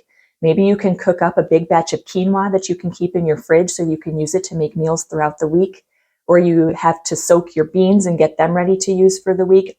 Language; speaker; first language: English; native; English